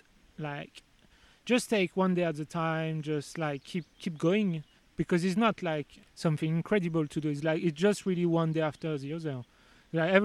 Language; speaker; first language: English; non-native, fluent; French